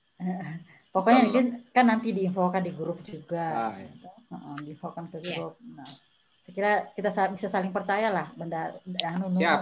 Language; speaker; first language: Indonesian; native; Indonesian